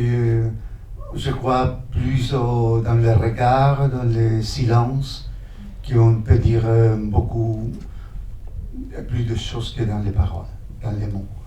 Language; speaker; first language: French; non-native, fluent; Spanish